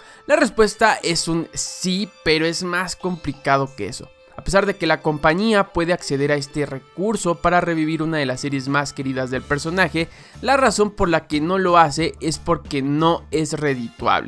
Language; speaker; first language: Spanish; native; Spanish